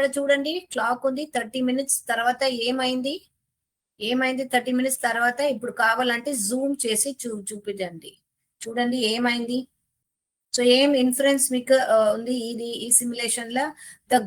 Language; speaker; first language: Telugu; non-native, learner; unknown